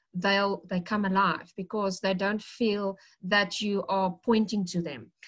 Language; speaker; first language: English; non-native, local second language; Afrikaans